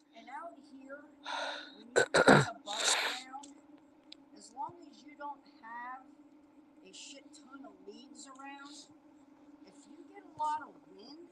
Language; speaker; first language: English; native; English